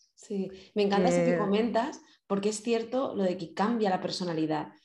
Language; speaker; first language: Spanish; native; Spanish